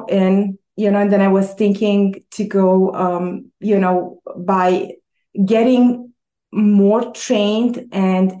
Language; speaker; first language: English; non-native, fluent; Romanian